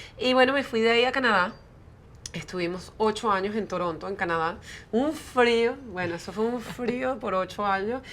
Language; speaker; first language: Spanish; early bilingual, heritage; Spanish